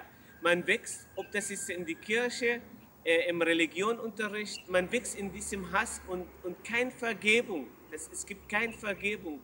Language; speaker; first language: German; non-native, learner; Arabic